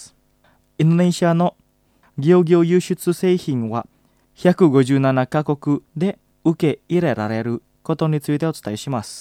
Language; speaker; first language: Japanese; non-native, fluent; Indonesian